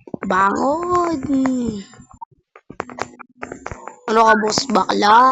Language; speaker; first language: Filipino; native; Filipino